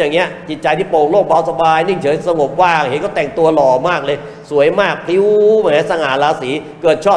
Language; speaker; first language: Thai; native; Thai